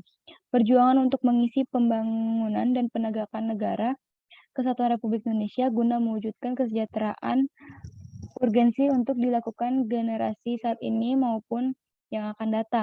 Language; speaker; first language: Indonesian; native; Indonesian